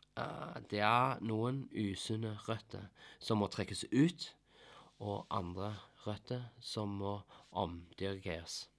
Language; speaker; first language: Norwegian; non-native, fluent; English